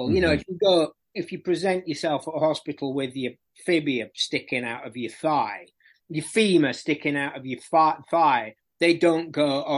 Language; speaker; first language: English; native; English